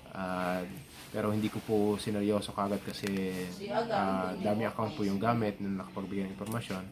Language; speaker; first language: Filipino; native; Filipino